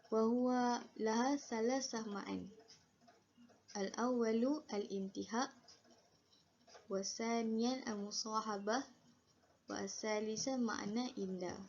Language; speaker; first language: Arabic; non-native, learner; Malay